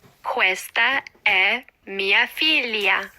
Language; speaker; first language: Italian; non-native, learner; English